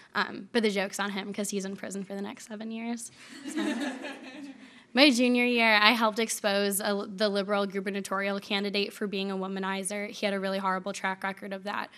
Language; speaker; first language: English; native; English